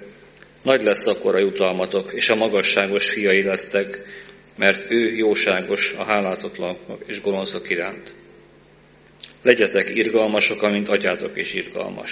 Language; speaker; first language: Hungarian; native; Hungarian